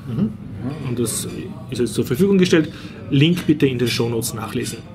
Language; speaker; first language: German; native; German